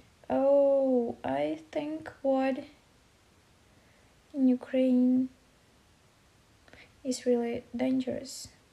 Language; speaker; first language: English; non-native, learner; Ukrainian